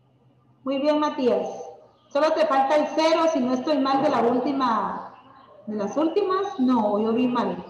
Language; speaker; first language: Spanish; native; Spanish